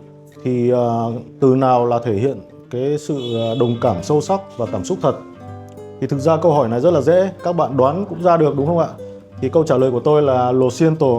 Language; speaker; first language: Vietnamese; native; Vietnamese